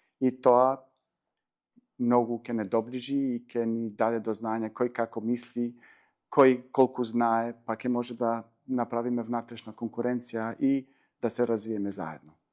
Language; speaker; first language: Macedonian; non-native, local second language; Albanian